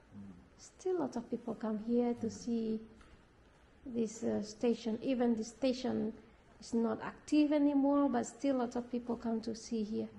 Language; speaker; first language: English; non-native, learner; Indonesian